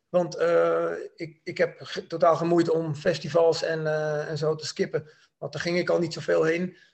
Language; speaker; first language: Dutch; native; Dutch